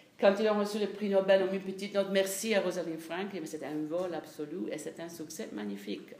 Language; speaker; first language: French; non-native, fluent; Italian